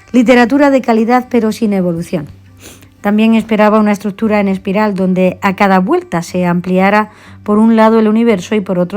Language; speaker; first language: Spanish; native; Spanish